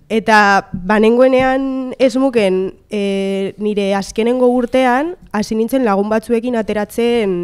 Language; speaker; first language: Basque; native; Basque